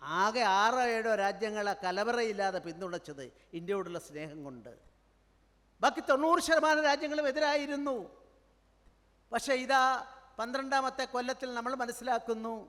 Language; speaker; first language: Malayalam; native; Malayalam